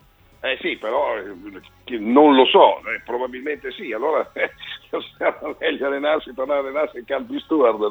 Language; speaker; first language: Italian; native; Italian